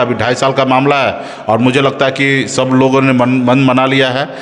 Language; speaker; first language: Hindi; native; Hindi